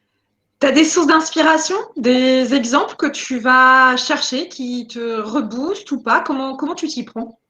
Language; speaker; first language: French; native; French